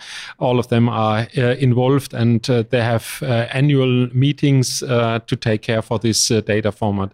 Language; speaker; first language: English; non-native, fluent; German